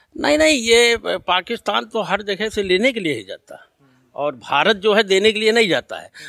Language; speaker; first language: Hindi; native; Hindi